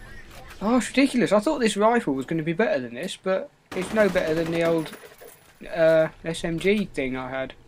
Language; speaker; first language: English; native; English